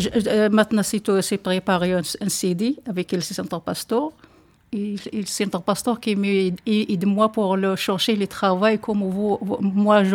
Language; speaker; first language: French; non-native, learner; Arabic